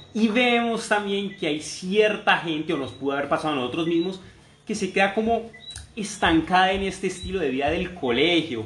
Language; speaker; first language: Spanish; native; Spanish